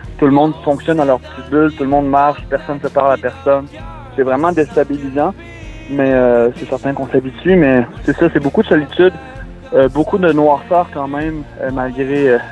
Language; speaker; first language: French; native; French